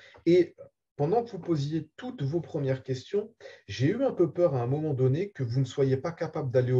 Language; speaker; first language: French; native; French